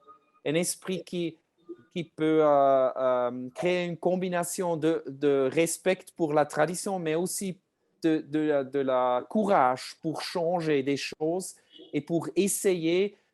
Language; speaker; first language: French; non-native, learner; German